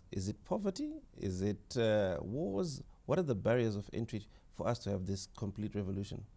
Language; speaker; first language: English; non-native, local second language; Shona